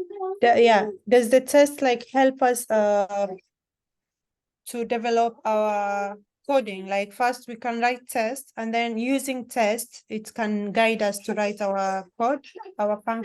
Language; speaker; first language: English; non-native, fluent; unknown